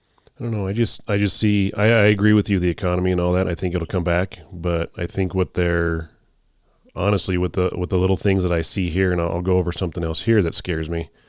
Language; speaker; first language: English; native; English